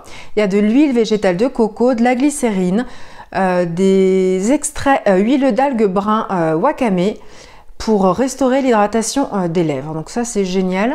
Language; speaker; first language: French; native; French